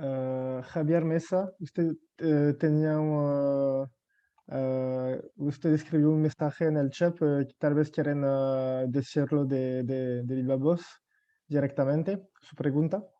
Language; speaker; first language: Spanish; non-native, fluent; French